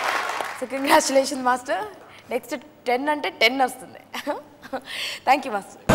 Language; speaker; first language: Telugu; native; Telugu